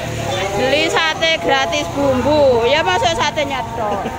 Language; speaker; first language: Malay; non-native, local second language; Javanese